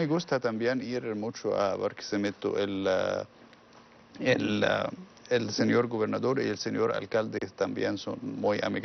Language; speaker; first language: Spanish; non-native, learner; Arabic